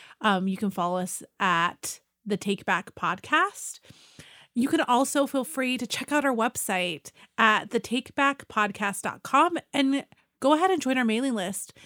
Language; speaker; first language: English; native; English